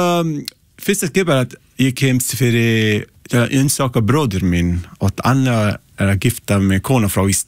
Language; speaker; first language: Icelandic; non-native, learner; Italian